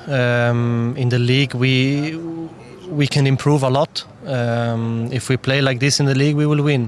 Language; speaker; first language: English; non-native, fluent; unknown